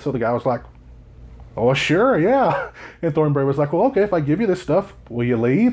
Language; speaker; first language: English; native; English